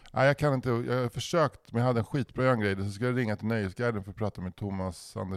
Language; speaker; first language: Swedish; native; Swedish